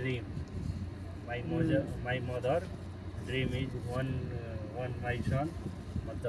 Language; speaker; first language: English; non-native, learner; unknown